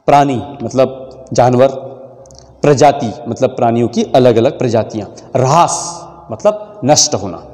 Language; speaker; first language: Hindi; non-native, local second language; Marathi